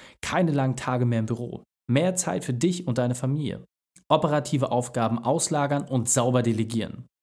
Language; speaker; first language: German; native; German